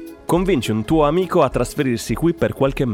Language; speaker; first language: Italian; native; Italian